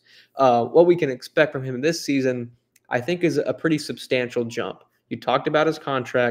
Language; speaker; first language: English; native; English